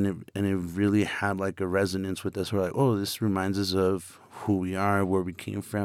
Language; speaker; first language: English; native; English